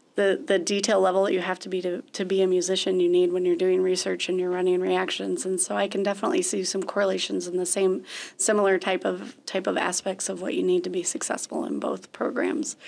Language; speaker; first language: English; native; English